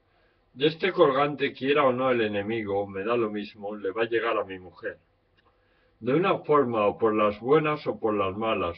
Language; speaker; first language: Spanish; native; Spanish